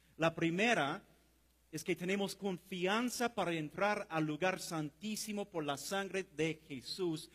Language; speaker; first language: Spanish; non-native, fluent; English